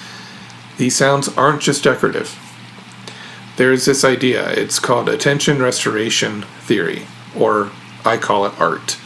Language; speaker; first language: English; native; English